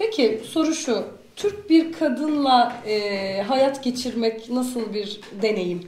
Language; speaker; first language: Turkish; native; Turkish